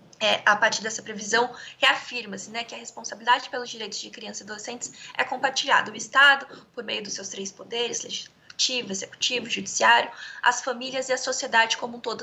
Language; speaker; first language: Portuguese; native; Portuguese